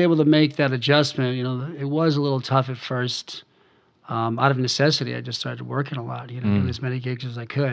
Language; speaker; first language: English; native; English